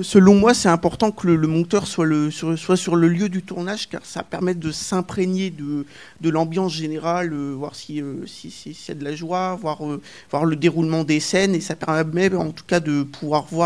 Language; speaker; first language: French; native; French